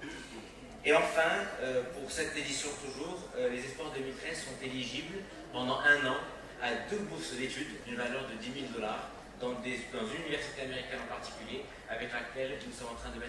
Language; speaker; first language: French; non-native, local second language; Arabic